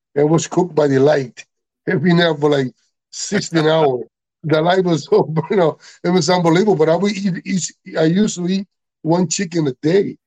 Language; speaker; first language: English; non-native, learner; Spanish